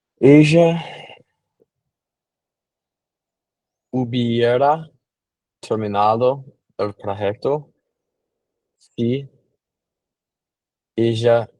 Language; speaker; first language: Spanish; non-native, learner; English